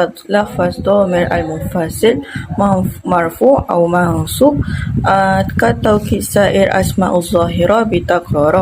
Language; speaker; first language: Arabic; non-native, learner; Malay